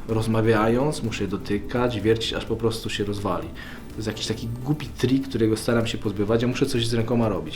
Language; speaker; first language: Polish; native; Polish